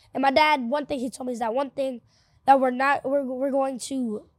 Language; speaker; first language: English; early bilingual, other home language; Spanish